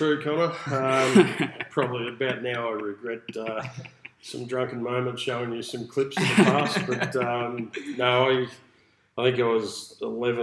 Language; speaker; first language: English; native; English